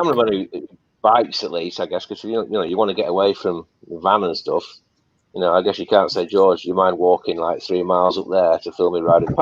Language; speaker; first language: English; native; English